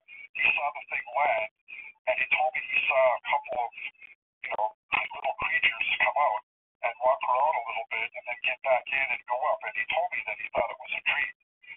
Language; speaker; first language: English; native; English